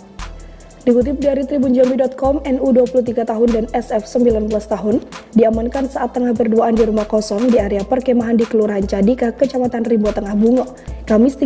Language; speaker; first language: Indonesian; native; Indonesian